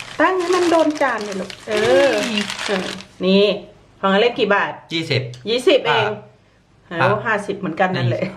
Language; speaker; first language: Thai; native; Thai